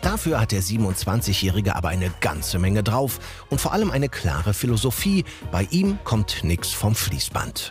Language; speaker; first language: German; native; German